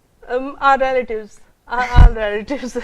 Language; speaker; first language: English; non-native, local second language; Urdu